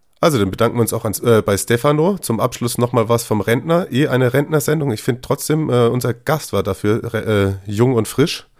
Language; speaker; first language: German; native; German